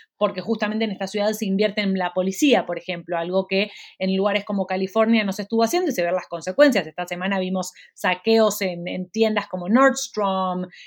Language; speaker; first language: Spanish; native; Spanish